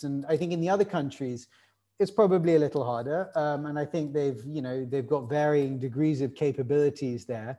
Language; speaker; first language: English; native; English